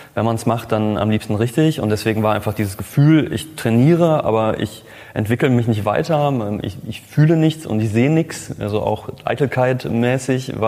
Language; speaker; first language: German; native; German